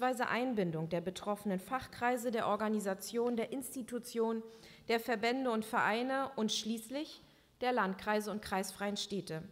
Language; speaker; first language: German; native; German